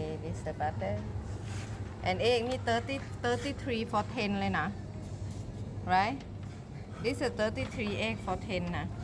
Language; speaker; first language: English; non-native, learner; Thai